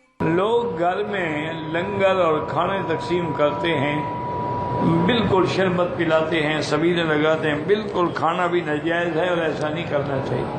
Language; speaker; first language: Urdu; native; Urdu